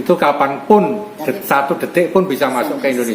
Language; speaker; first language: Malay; non-native, local second language; Javanese